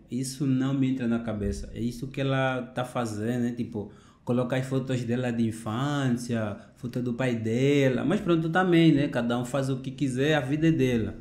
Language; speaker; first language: Portuguese; native; Portuguese